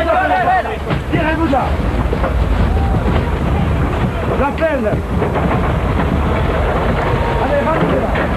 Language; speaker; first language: French; native; French